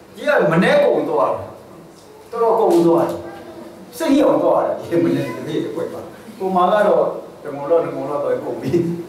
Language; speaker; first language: Burmese; non-native, local second language; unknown